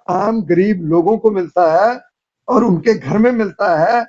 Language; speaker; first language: Hindi; non-native, local second language; Punjabi